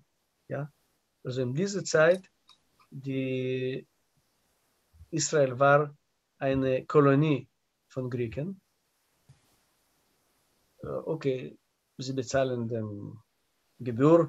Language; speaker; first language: German; non-native, learner; Russian